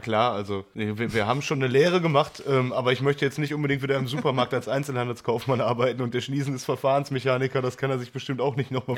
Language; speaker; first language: German; native; German